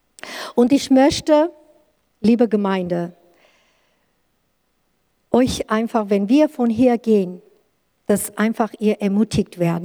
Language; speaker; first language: German; non-native, learner; Kurdish